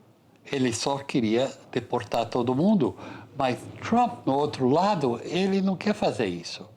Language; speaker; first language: Portuguese; non-native, fluent; English